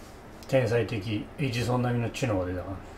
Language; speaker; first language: Japanese; native; Japanese